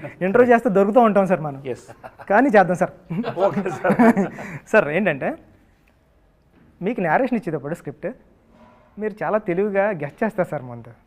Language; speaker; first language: Telugu; native; Telugu